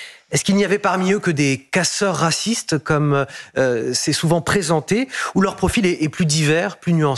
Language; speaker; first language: French; native; French